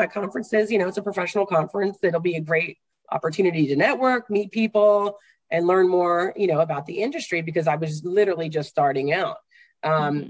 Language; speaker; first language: English; native; English